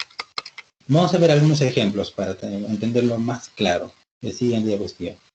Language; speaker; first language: Spanish; native; Spanish